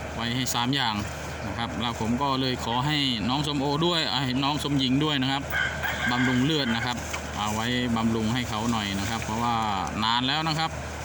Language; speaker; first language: Thai; non-native, local second language; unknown